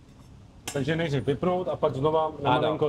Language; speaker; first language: Czech; native; Czech